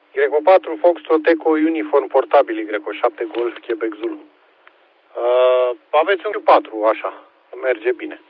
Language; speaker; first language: Romanian; native; Romanian